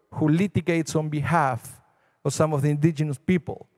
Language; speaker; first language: English; non-native, fluent; Spanish